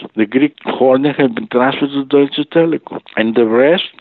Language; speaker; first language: English; non-native, fluent; Greek